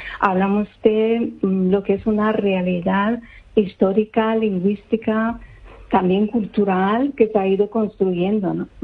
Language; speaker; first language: Spanish; non-native, fluent; Persian